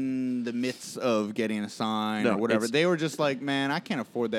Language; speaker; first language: English; native; English